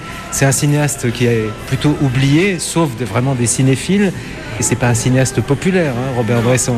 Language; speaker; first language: French; native; French